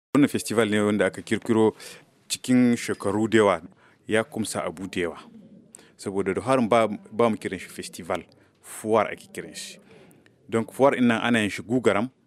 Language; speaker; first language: Hausa; non-native, local second language; Tamasheq